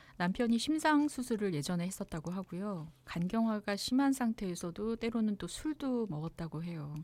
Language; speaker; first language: Korean; native; Korean